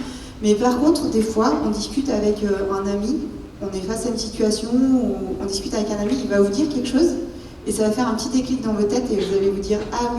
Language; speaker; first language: French; native; French